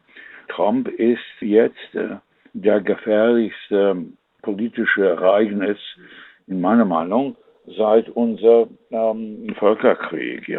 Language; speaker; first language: German; non-native, fluent; English